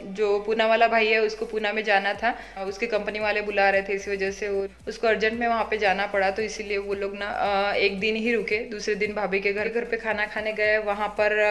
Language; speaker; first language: Hindi; non-native, local second language; Marathi